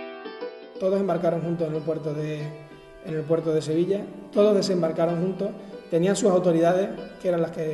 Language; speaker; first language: Spanish; native; Spanish